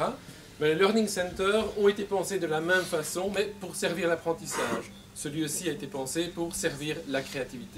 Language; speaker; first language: French; native; French